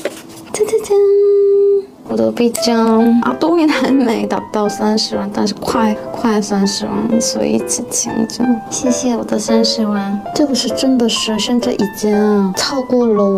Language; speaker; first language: Chinese; non-native, learner; Korean